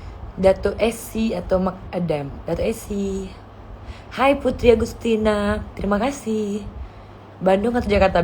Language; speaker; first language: Malay; native; Malay